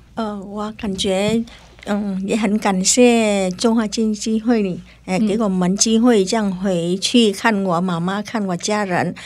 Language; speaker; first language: Chinese; non-native, learner; Vietnamese